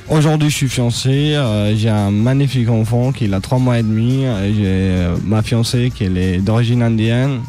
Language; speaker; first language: French; non-native, fluent; Albanian